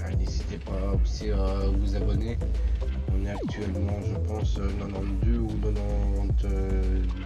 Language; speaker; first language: French; native; French